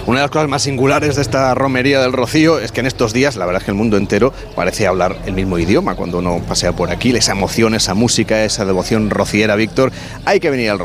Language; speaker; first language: Spanish; native; Spanish